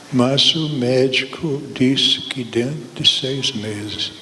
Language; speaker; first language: Portuguese; non-native, fluent; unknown